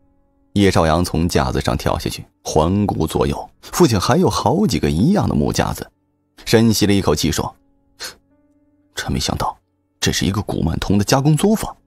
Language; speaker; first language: Chinese; native; Chinese